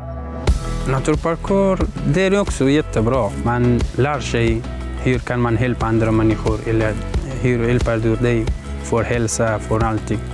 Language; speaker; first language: Swedish; non-native, learner; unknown